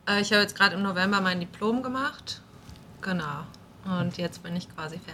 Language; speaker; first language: German; native; German